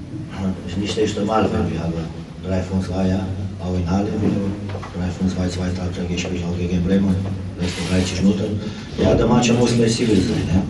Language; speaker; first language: German; non-native, fluent; Romanian